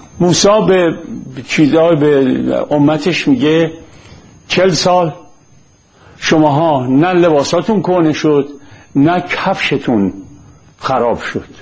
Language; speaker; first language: Persian; native; Persian